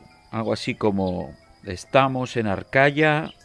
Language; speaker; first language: Spanish; native; Spanish